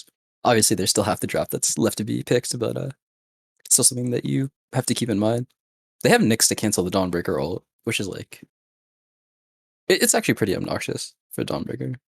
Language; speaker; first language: English; native; English